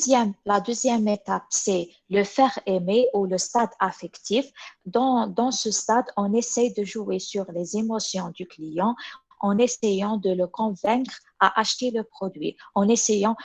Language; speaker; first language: French; non-native, local second language; Arabic